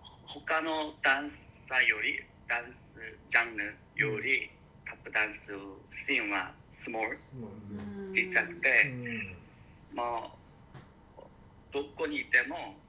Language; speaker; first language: Japanese; non-native, learner; Korean